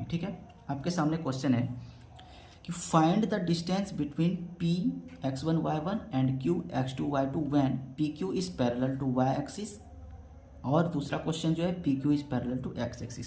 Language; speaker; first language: Hindi; native; Hindi